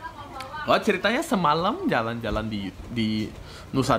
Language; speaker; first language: Indonesian; non-native, fluent; Russian